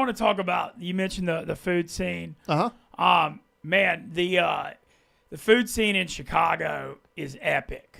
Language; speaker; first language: English; native; English